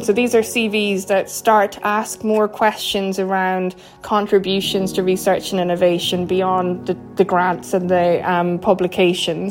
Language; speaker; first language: English; native; English